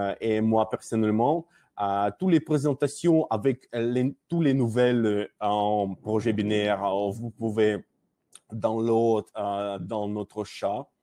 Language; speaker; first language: French; non-native, learner; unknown